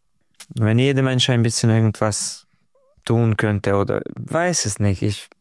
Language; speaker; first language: German; non-native, learner; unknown